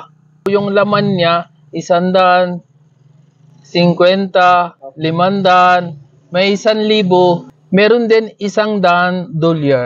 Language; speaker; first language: Filipino; non-native, learner; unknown